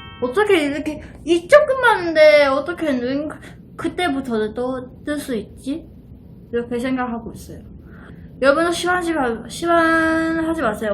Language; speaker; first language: Korean; non-native, learner; Chinese